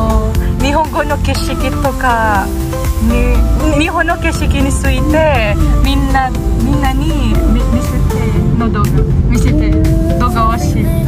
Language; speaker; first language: Japanese; non-native, learner; Filipino